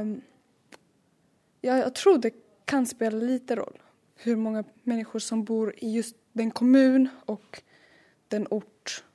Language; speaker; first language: Swedish; early bilingual, other home language; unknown